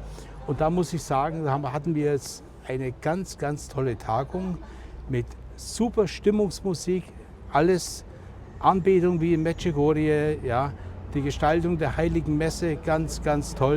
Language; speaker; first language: German; native; German